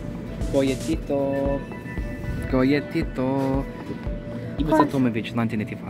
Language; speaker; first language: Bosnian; non-native, learner; English